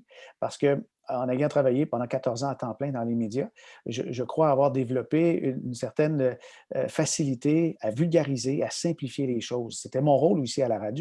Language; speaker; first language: French; native; French